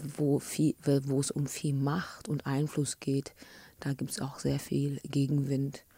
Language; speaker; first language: German; early bilingual, other home language; English